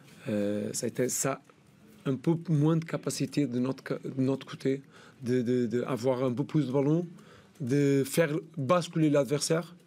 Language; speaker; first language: French; non-native, learner; Portuguese